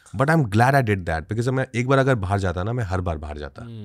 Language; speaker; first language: Hindi; native; Hindi